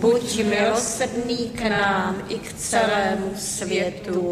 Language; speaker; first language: Czech; native; Czech